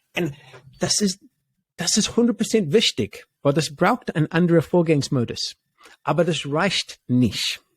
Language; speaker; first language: German; non-native, fluent; English